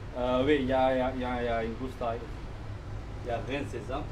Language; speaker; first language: French; non-native, learner; Korean